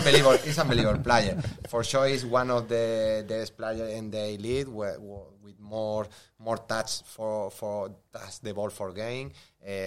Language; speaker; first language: English; non-native, learner; Spanish